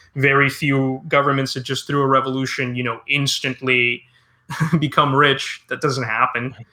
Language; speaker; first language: English; early bilingual, other home language; Spanish